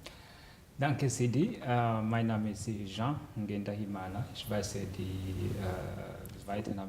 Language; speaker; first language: German; non-native, learner; Kinyarwanda